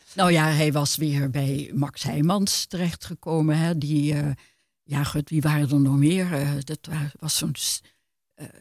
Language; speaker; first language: Dutch; native; Dutch